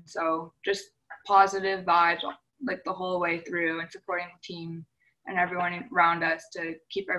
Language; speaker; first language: English; native; English